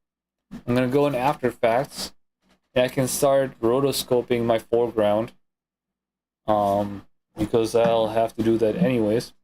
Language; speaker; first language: English; non-native, fluent; German